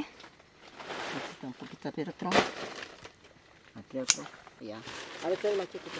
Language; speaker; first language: Spanish; native; Spanish